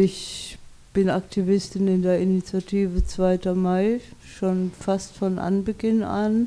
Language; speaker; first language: German; native; German